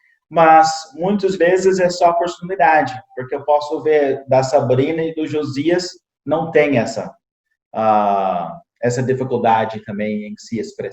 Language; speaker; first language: Portuguese; non-native, fluent; English